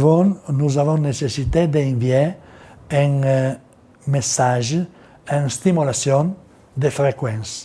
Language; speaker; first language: French; non-native, learner; Italian